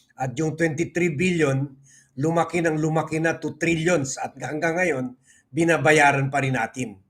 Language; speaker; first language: Filipino; native; Filipino